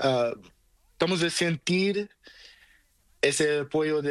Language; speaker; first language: Spanish; non-native, learner; Portuguese